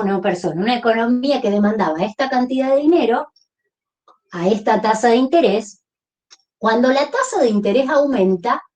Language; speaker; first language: Spanish; native; Spanish